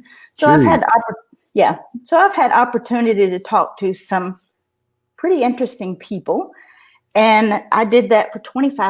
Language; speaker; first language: English; native; English